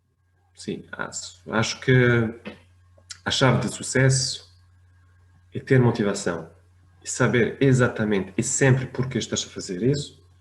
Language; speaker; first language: Portuguese; non-native, fluent; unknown